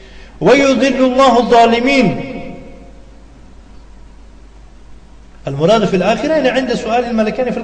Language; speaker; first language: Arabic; non-native, fluent; Tajik